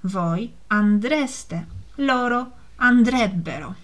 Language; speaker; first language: Italian; non-native, fluent; Polish